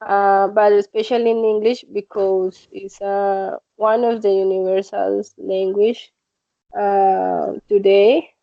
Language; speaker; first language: English; non-native, learner; Spanish